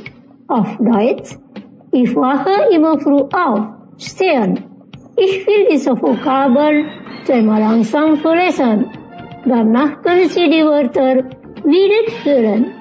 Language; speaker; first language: German; non-native, learner; Indonesian